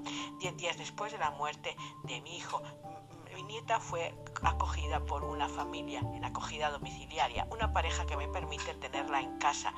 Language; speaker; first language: Spanish; native; Spanish